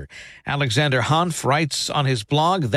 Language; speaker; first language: English; native; English